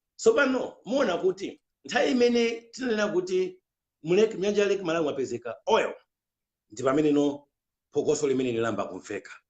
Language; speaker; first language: Nyanja; non-native, local second language; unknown